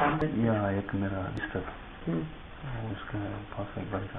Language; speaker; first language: Hindi; non-native, local second language; Telugu